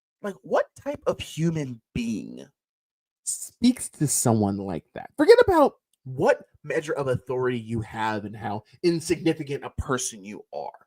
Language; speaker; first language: English; native; English